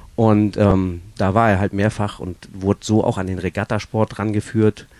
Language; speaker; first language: German; native; German